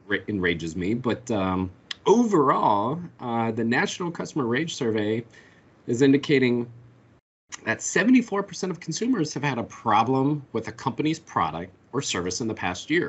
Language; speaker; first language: English; native; English